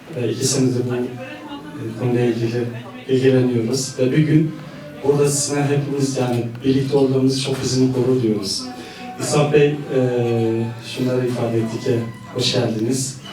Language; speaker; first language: Turkish; non-native, fluent; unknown